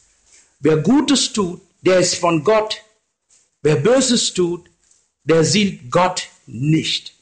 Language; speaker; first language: German; non-native, fluent; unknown